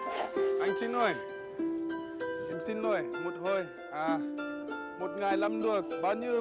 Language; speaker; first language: Vietnamese; non-native, learner; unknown